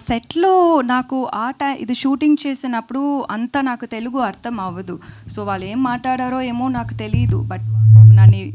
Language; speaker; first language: Telugu; non-native, learner; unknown